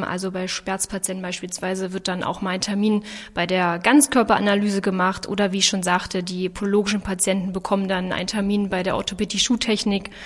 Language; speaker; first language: German; native; German